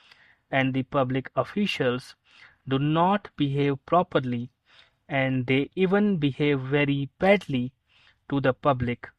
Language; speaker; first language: English; non-native, local second language; Hindi